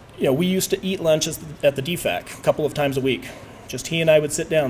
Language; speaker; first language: English; native; English